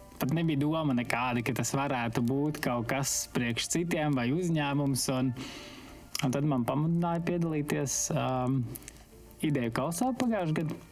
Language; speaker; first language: Latvian; native; Latvian